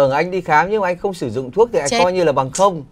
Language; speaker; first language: Vietnamese; native; Vietnamese